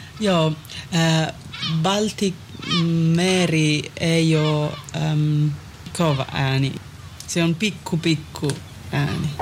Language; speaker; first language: Finnish; non-native, learner; Italian